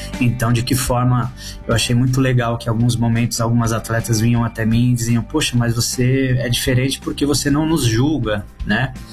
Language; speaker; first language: Portuguese; native; Portuguese